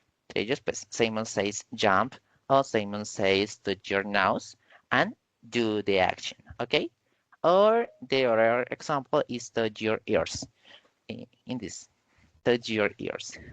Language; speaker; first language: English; non-native, learner; Spanish